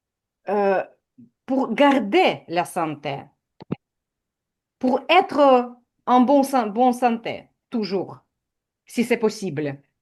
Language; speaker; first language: French; non-native, fluent; Ukrainian